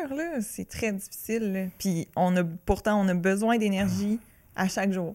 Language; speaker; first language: French; native; French